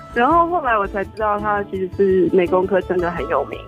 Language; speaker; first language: Chinese; non-native, local second language; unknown